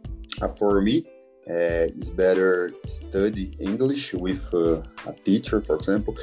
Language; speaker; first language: English; non-native, learner; Portuguese